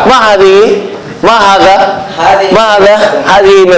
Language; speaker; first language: Arabic; non-native, fluent; Urdu